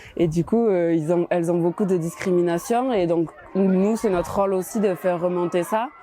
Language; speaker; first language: French; native; French